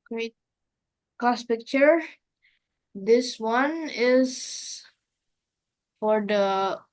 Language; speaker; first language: English; non-native, learner; Indonesian